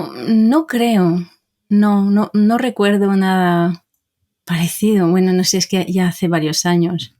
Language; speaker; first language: Spanish; non-native, fluent; French